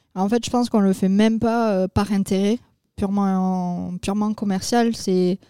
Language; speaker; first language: French; native; French